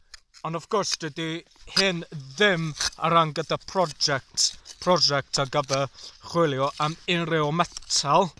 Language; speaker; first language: Welsh; non-native, learner; English